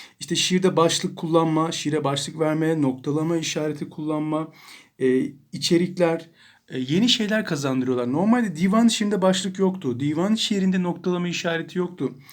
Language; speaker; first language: Turkish; native; Turkish